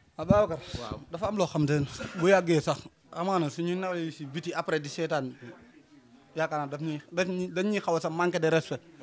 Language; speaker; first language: Wolof; native; Wolof